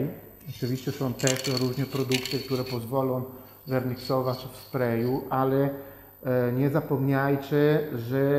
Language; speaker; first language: Polish; non-native, fluent; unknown